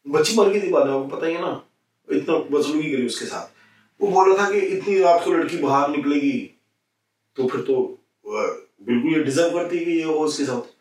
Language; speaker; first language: Hindi; native; Hindi